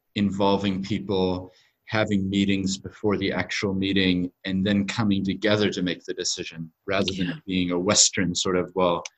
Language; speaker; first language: English; native; English